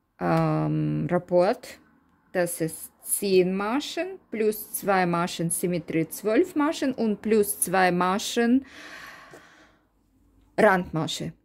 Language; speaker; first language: German; non-native, learner; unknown